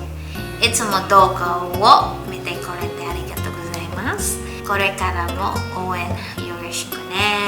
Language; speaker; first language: Japanese; non-native, learner; Cebuano